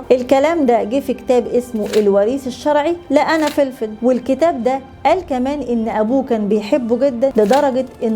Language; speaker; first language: Arabic; native; Arabic